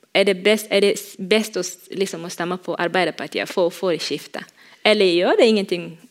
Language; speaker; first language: Norwegian; non-native, fluent; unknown